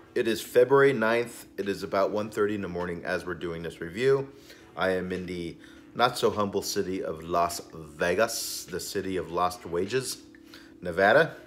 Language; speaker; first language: English; native; English